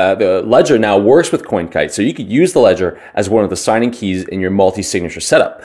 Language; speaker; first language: English; native; English